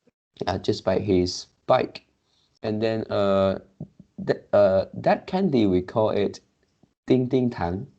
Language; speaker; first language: English; non-native, local second language; Chinese